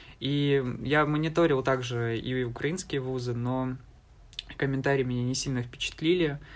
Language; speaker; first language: Russian; native; Russian